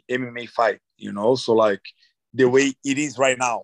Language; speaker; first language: English; non-native, fluent; Portuguese